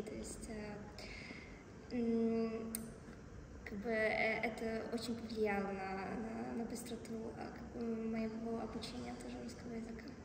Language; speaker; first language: Russian; non-native, fluent; Polish